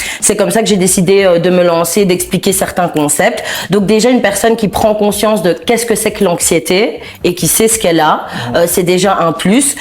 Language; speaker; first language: French; native; French